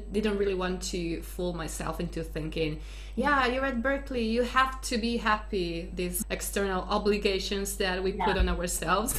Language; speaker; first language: English; non-native, fluent; Italian